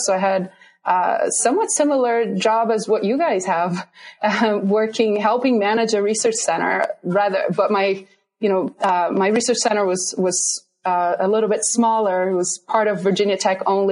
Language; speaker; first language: English; non-native, fluent; Portuguese